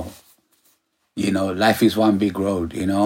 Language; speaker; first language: English; early bilingual, other home language; Ga